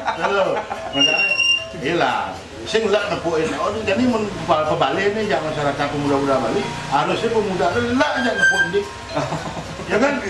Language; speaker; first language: Indonesian; non-native, local second language; Balinese